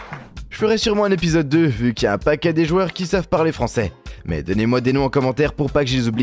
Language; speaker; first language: French; native; French